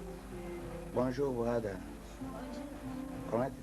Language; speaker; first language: French; non-native, local second language; Swahili